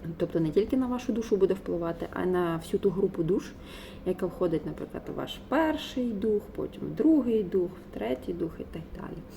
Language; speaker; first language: Ukrainian; non-native, local second language; Russian